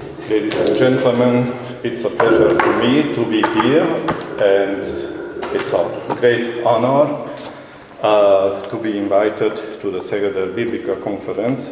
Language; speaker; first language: English; non-native, fluent; Hungarian